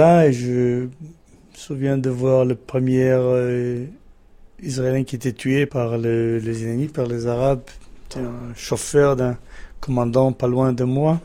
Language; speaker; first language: French; non-native, fluent; Hebrew